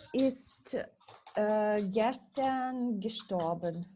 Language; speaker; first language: German; non-native, learner; Serbian